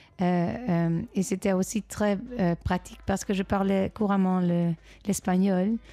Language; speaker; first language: French; non-native, fluent; Dutch